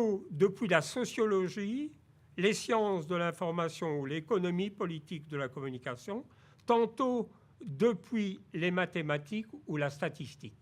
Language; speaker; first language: French; native; French